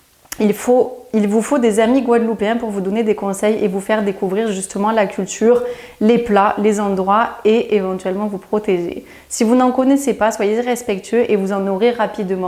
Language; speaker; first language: French; native; French